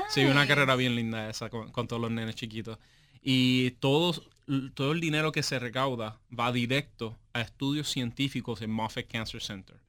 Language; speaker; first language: Spanish; native; Spanish